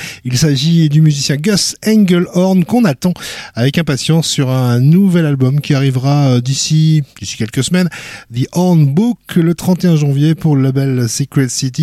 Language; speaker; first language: French; native; French